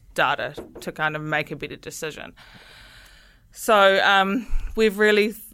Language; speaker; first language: English; native; English